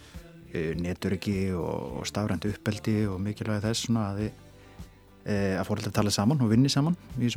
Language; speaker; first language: Icelandic; native; Icelandic